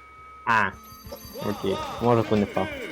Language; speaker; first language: French; non-native, learner; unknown